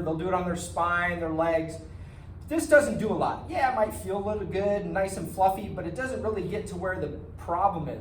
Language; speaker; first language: English; native; English